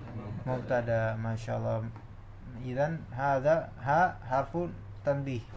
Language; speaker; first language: Arabic; non-native, fluent; Indonesian